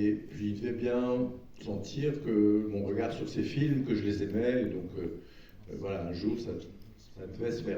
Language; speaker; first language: French; native; French